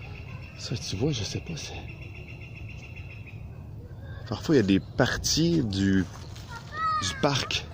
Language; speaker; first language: French; native; French